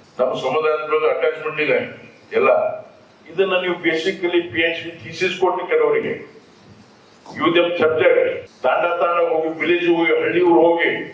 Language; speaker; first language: Kannada; non-native, local second language; Lambadi